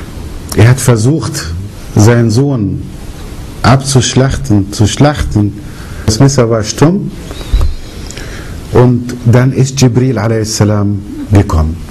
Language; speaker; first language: German; early bilingual, other home language; Arabic